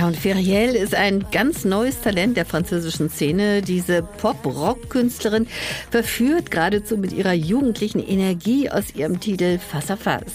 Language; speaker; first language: German; native; German